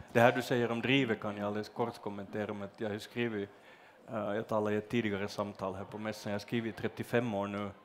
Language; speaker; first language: Swedish; native; Swedish